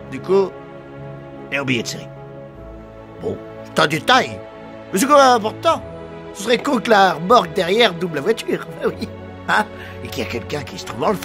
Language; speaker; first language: French; native; French